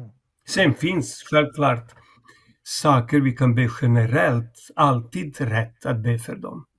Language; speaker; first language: Swedish; non-native, fluent; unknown